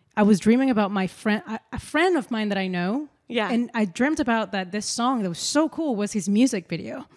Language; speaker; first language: English; non-native, fluent; Spanish